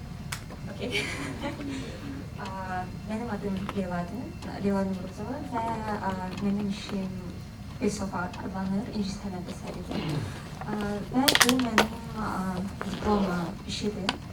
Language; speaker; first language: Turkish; non-native, learner; Azerbaijani